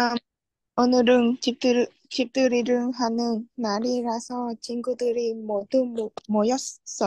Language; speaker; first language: Korean; non-native, learner; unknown